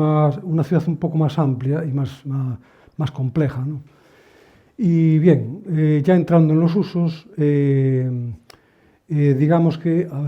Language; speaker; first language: Spanish; native; Spanish